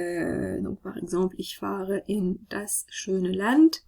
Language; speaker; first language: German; non-native, fluent; French